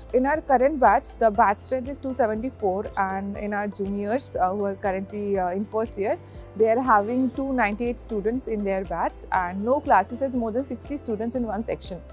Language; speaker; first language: English; non-native, local second language; Bangla